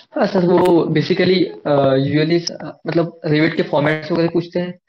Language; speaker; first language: Hindi; non-native, local second language; Marathi